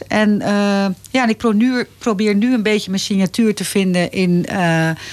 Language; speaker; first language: Dutch; native; Dutch